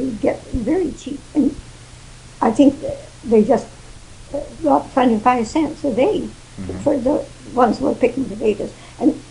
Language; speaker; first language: English; native; English